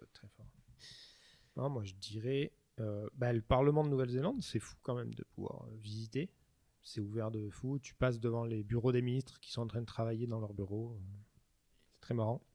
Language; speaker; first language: French; native; French